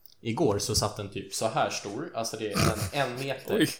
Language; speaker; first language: Swedish; native; Swedish